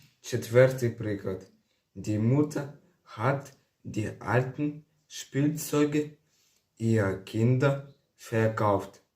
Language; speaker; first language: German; non-native, fluent; Ukrainian